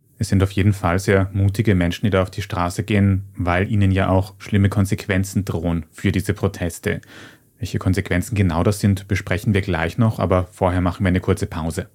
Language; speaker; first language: German; native; German